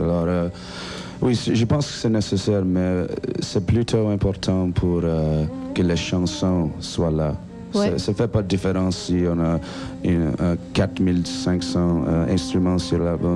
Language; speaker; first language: French; non-native, local second language; English